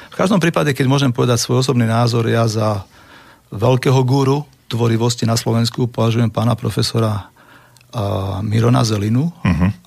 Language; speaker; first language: Slovak; native; Slovak